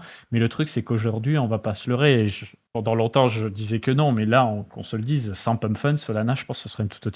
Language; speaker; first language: French; native; French